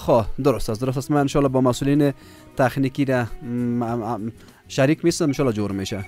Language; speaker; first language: Persian; native; Persian